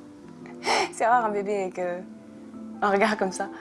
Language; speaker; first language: French; native; French